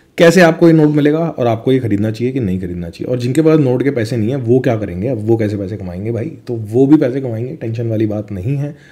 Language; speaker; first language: Hindi; native; Hindi